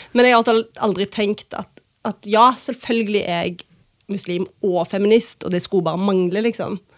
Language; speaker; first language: Norwegian; early bilingual, other home language; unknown